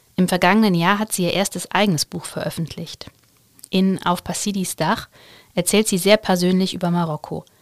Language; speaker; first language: German; native; German